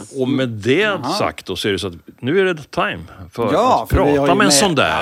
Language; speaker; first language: Swedish; native; Swedish